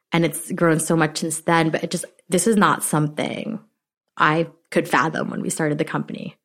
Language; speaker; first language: English; early bilingual, other home language; Filipino